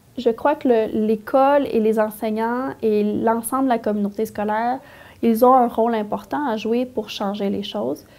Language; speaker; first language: French; native; French